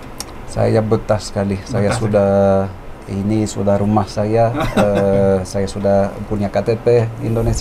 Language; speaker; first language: Indonesian; non-native, fluent; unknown